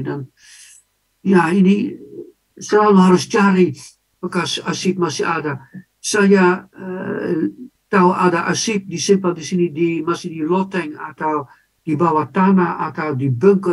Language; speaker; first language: Indonesian; non-native, fluent; Dutch